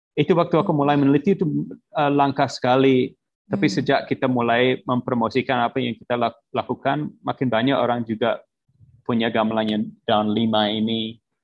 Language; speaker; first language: Indonesian; non-native, fluent; English